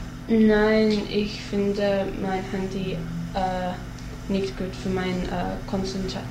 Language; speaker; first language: German; non-native, learner; English